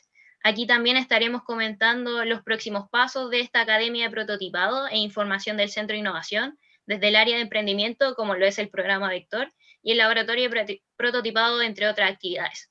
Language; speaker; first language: Spanish; native; Spanish